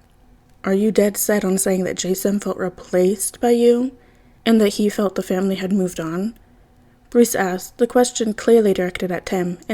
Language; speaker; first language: English; native; English